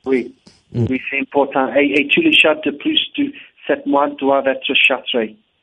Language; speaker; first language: French; non-native, learner; English